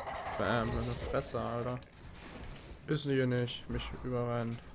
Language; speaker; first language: German; native; German